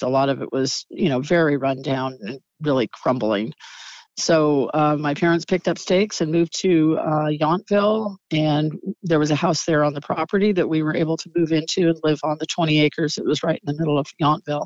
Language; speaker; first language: English; native; English